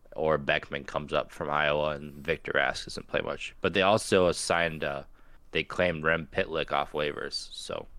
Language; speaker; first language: English; native; English